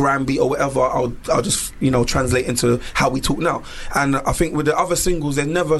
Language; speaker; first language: English; native; English